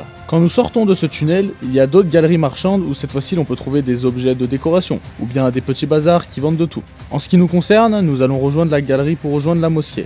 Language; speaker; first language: French; native; French